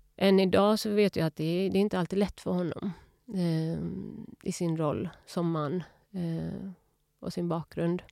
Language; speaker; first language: Swedish; early bilingual, other home language; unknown